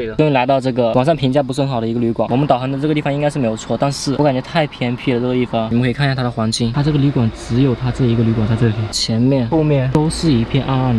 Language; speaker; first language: Chinese; native; Chinese